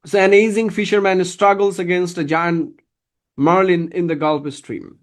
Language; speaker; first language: English; non-native, local second language; Bangla